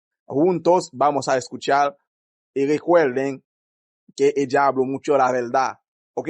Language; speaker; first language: Spanish; non-native, fluent; Haitian Creole